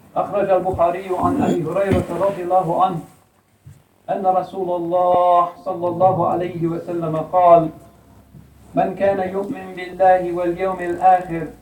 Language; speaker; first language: Arabic; non-native, fluent; English